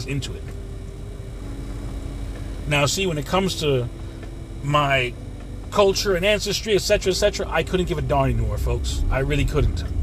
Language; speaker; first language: English; native; English